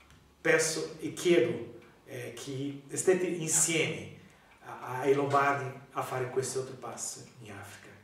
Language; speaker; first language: Italian; non-native, learner; Portuguese